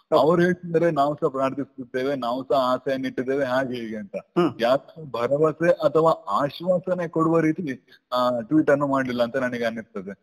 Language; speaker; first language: Kannada; non-native, local second language; Tulu